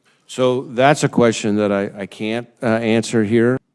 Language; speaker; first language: English; native; English